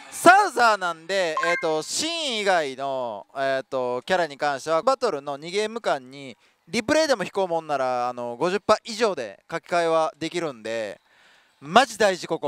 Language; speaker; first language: Japanese; native; Japanese